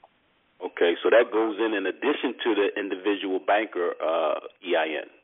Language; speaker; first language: English; native; English